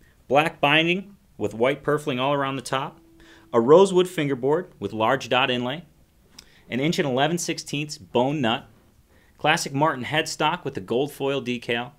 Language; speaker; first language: English; native; English